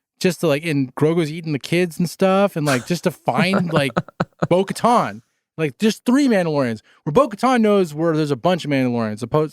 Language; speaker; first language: English; native; English